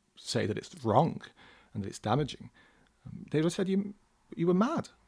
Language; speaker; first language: English; native; English